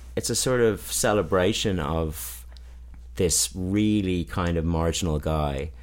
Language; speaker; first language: English; native; English